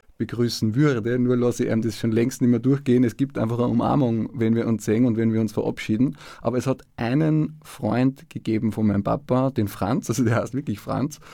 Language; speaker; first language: German; native; German